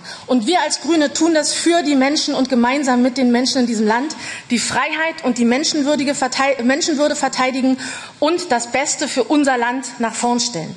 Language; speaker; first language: German; native; German